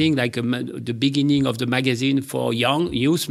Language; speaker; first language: English; non-native, learner; French